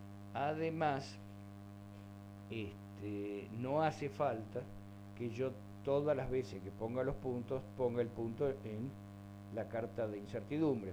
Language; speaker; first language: Spanish; native; Spanish